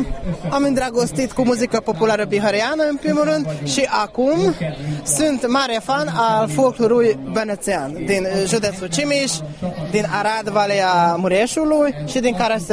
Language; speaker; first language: Romanian; non-native, learner; Hungarian